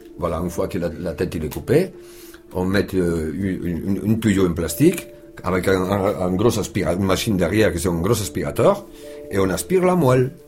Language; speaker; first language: French; non-native, fluent; Spanish